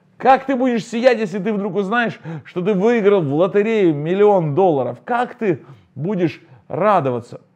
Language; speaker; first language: Russian; native; Russian